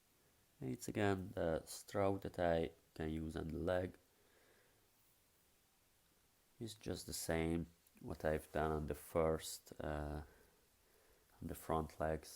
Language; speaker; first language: English; non-native, fluent; Hungarian